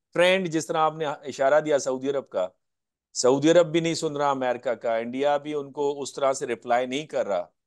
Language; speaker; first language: Urdu; non-native, local second language; Sindhi